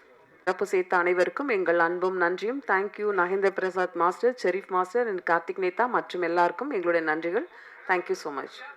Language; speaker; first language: Tamil; native; Tamil